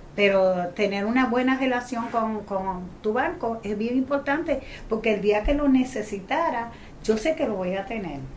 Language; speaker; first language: Spanish; native; Spanish